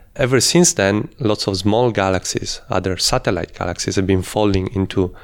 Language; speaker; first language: English; non-native, fluent; Italian